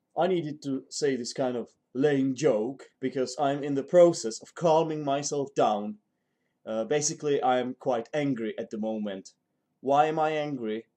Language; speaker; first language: English; non-native, fluent; Czech